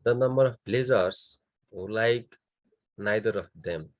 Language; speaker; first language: English; non-native, local second language; Nepali